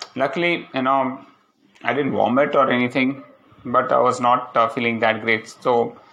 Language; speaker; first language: English; non-native, local second language; Malayalam